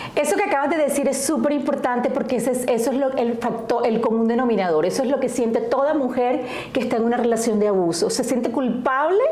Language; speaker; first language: Spanish; native; Spanish